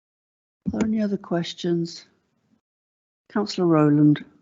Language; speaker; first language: English; native; English